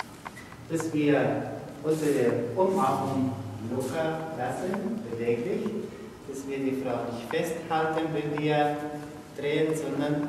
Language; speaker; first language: German; non-native, fluent; Spanish